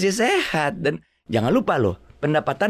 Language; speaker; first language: Indonesian; native; Indonesian